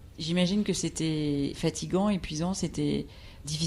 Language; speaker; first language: French; native; French